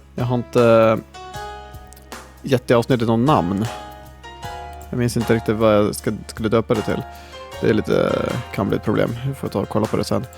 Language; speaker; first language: Swedish; native; Swedish